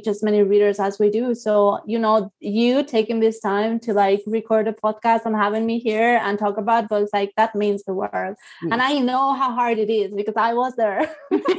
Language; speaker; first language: English; non-native, fluent; Spanish